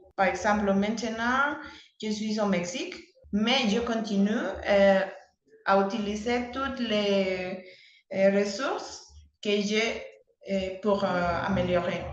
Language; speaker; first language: French; non-native, learner; Spanish